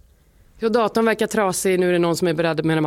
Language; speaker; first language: Swedish; native; Swedish